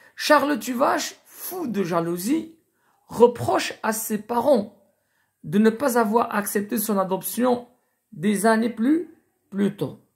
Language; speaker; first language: French; non-native, local second language; Arabic